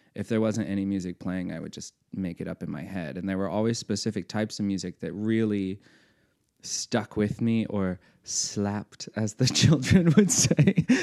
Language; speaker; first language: English; native; English